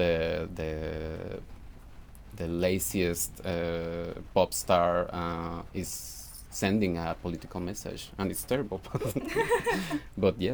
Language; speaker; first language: English; non-native, fluent; Spanish